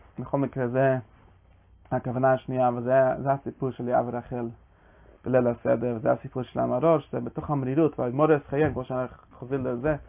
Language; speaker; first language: Hebrew; non-native, fluent; English